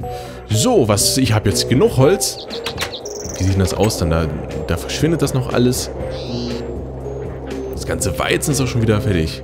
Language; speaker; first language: German; native; German